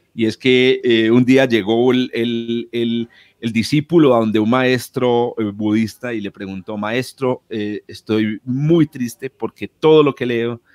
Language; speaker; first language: Spanish; native; Spanish